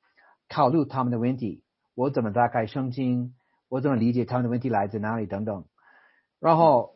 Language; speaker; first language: Chinese; non-native, fluent; English